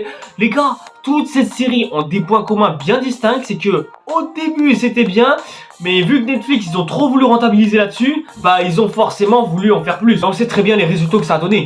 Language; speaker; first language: French; native; French